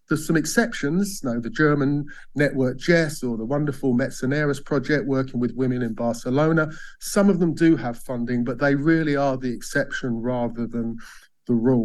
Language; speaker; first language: English; native; English